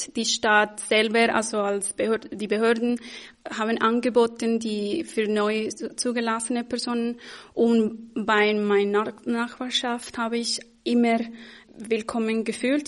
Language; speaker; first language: German; non-native, fluent; Spanish